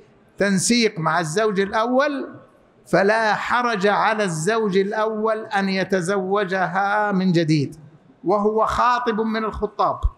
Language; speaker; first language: Arabic; native; Arabic